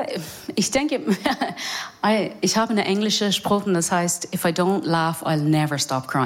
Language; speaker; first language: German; non-native, learner; English